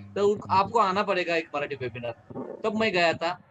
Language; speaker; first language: Hindi; non-native, local second language; Marathi